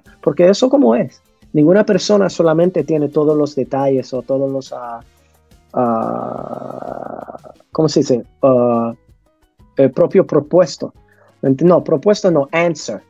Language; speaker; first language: Spanish; early bilingual, heritage; English